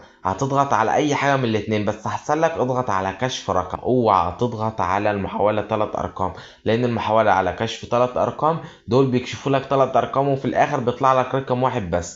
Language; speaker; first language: Arabic; native; Arabic